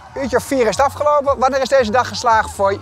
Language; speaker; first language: Dutch; native; Dutch